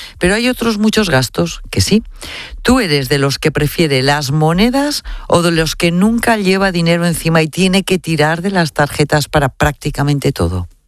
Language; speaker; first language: Spanish; native; Spanish